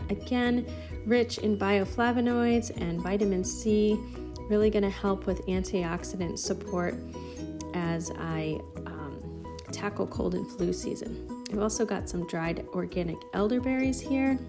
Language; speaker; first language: English; native; English